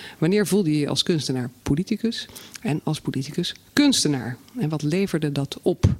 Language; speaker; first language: Dutch; native; Dutch